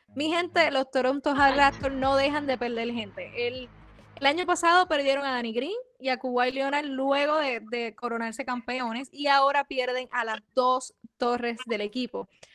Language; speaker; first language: Spanish; native; Spanish